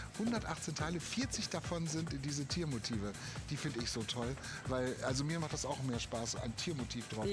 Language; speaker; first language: German; native; German